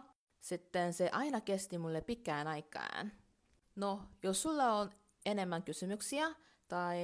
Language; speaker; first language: Finnish; non-native, learner; Korean